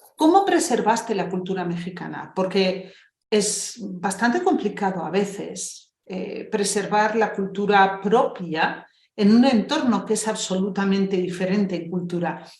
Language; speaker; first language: Spanish; early bilingual, other home language; English